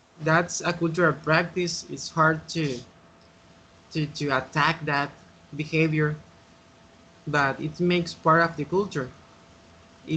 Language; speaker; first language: English; non-native, fluent; Spanish